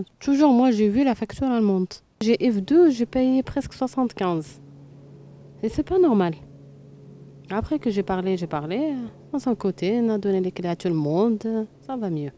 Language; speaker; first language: French; non-native, learner; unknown